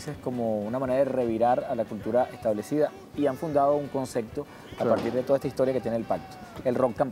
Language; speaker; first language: Spanish; native; Spanish